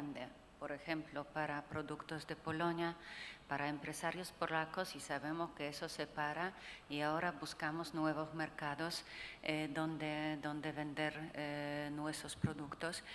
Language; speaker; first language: Spanish; non-native, fluent; Polish